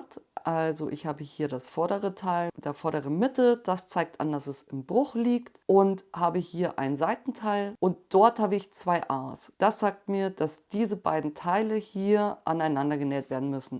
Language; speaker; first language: German; native; German